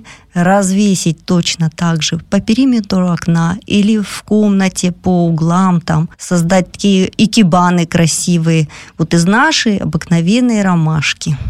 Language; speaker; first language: Russian; native; Russian